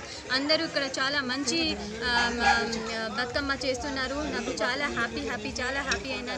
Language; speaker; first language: Telugu; non-native, local second language; Urdu